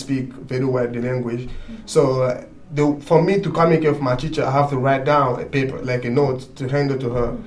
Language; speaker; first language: English; non-native, fluent; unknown